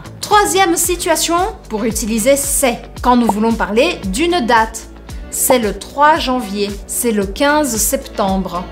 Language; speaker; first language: French; non-native, fluent; Portuguese